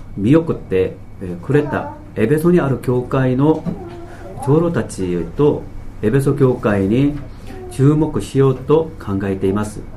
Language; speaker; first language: Japanese; non-native, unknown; Korean